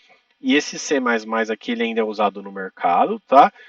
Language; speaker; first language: Portuguese; native; Portuguese